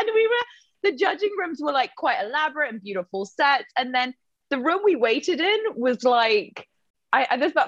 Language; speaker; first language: English; native; English